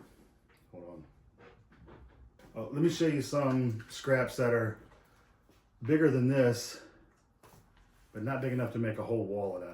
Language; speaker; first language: English; native; English